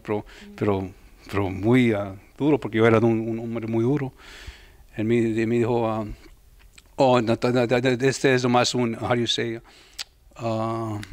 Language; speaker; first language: Spanish; early bilingual, heritage; Spanish